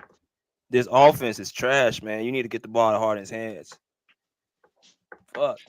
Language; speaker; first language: English; native; English